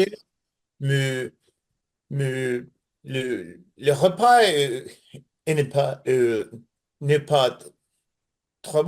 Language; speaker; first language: French; non-native, learner; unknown